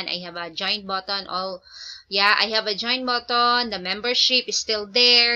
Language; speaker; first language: English; non-native, local second language; Filipino